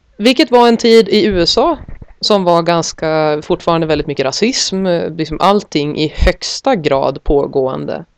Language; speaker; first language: Swedish; native; Swedish